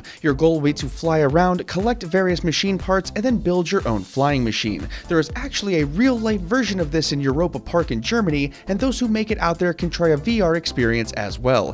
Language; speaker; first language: English; native; English